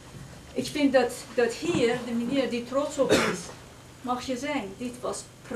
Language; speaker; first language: Dutch; non-native, fluent; Persian